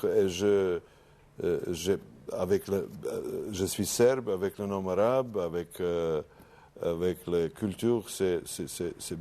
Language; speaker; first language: French; non-native, learner; Croatian